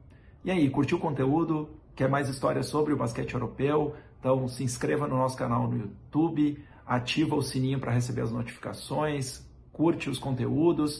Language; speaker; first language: Portuguese; native; Portuguese